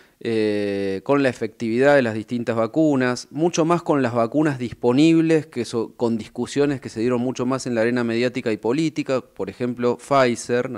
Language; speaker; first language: Spanish; native; Spanish